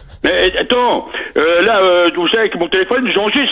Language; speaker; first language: French; native; French